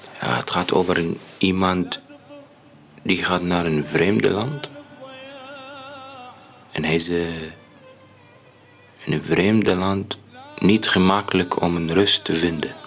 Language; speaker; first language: Dutch; non-native, learner; Arabic